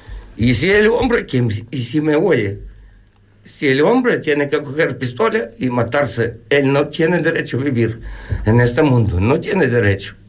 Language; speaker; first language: Spanish; non-native, learner; Ukrainian